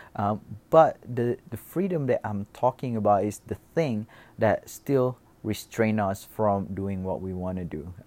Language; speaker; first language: English; non-native, fluent; Indonesian